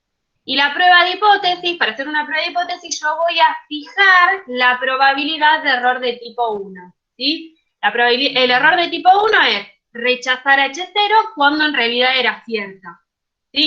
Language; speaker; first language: Spanish; native; Spanish